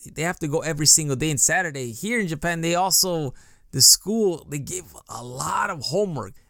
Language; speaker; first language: English; native; English